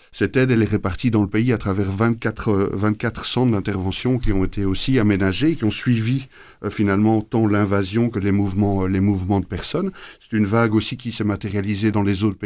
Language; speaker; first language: French; native; French